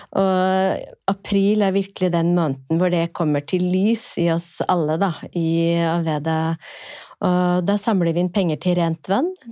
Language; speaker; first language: Norwegian; native; Norwegian